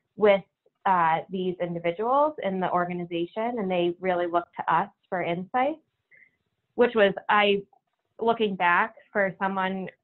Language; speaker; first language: English; native; English